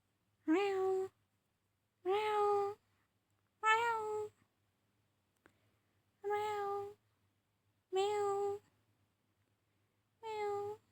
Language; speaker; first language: French; non-native, learner; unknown